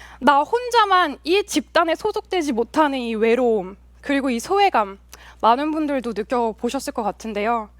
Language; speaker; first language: Korean; early bilingual, heritage; Korean